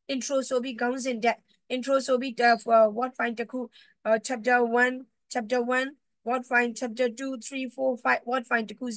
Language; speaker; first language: Burmese; native; Burmese